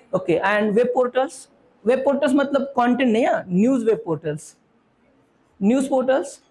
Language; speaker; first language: Hindi; non-native, local second language; Marathi